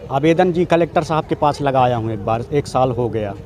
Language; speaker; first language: Hindi; native; Hindi